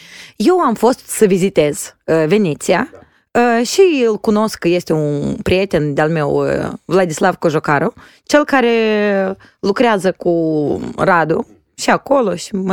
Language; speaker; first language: Romanian; native; Romanian